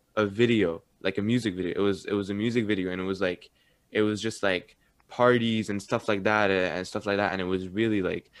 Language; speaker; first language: English; early bilingual, other home language; Arabic